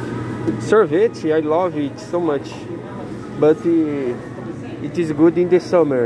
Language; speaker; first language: English; non-native, learner; Portuguese